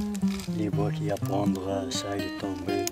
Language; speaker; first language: French; non-native, learner; Berber languages